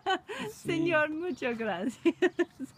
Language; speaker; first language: Spanish; non-native, learner; English